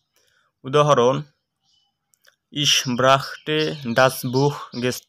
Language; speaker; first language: German; non-native, fluent; Bangla